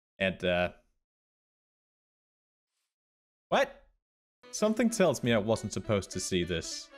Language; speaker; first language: English; native; English